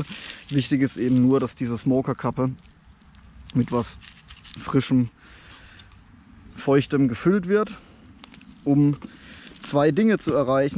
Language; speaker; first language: German; native; German